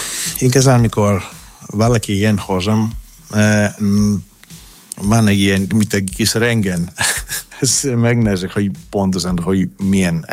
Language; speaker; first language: Hungarian; non-native, learner; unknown